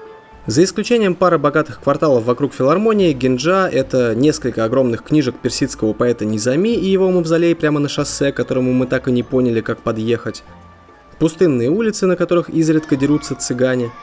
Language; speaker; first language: Russian; native; Russian